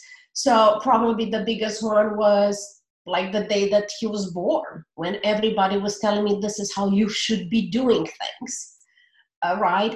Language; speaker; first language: English; non-native, fluent; Romanian